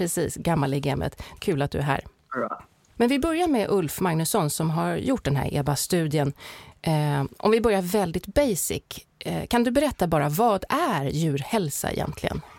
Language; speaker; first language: Swedish; native; Swedish